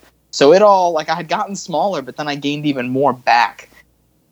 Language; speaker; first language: English; native; English